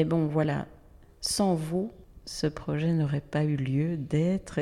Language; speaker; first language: French; native; French